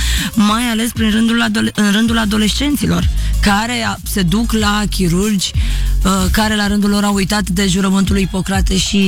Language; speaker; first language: Romanian; native; Romanian